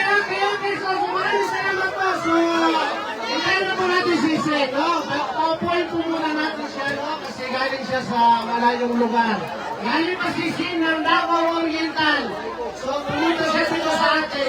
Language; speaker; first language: Filipino; non-native, local second language; Cebuano